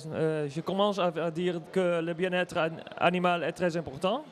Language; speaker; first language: French; non-native, learner; Dutch